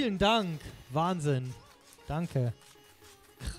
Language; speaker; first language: German; native; German